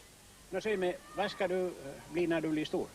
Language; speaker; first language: Swedish; non-native, local second language; Finnish